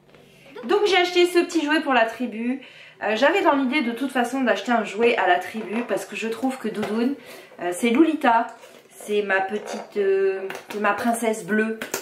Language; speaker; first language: French; native; French